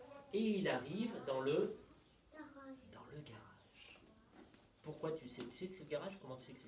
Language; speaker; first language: French; native; French